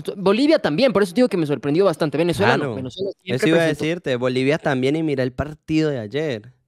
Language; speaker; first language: Spanish; native; Spanish